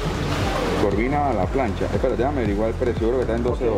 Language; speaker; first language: Spanish; native; Spanish